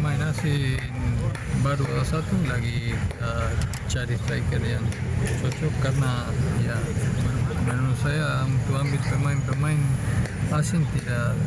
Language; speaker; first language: Indonesian; non-native, fluent; Spanish